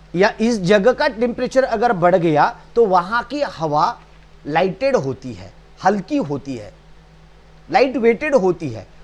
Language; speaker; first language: Hindi; non-native, local second language; Marathi